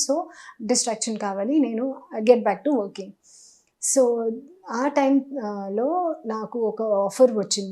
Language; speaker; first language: Telugu; non-native, local second language; Hindi